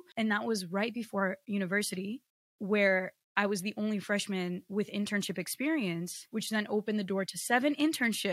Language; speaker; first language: English; early bilingual, other home language; Portuguese